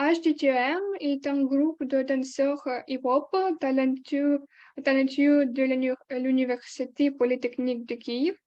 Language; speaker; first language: French; non-native, learner; Ukrainian